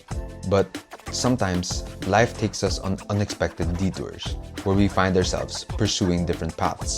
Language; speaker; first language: English; non-native, local second language; Filipino